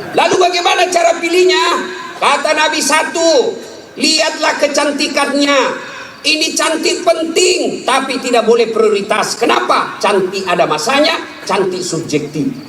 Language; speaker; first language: Indonesian; native; Indonesian